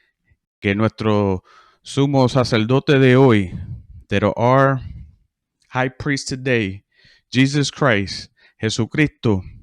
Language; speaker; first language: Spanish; early bilingual, heritage; Spanish